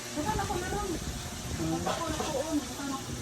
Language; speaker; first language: Filipino; non-native, local second language; Cebuano